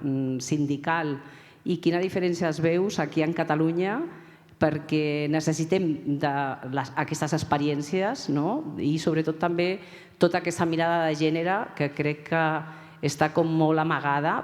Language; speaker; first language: Catalan; non-native, local second language; Spanish